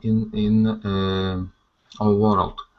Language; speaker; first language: English; non-native, learner; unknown